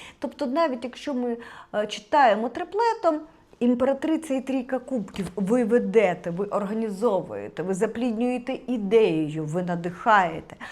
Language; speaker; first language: Ukrainian; non-native, local second language; Russian